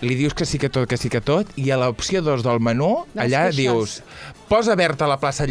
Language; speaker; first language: Catalan; native; Catalan